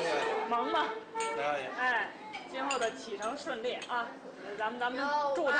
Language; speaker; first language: Chinese; native; Chinese